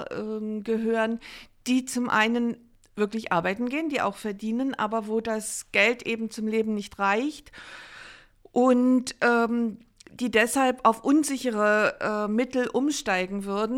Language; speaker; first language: German; native; German